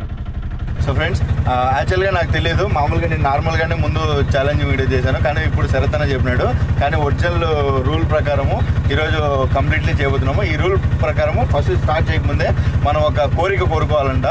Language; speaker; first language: Telugu; native; Telugu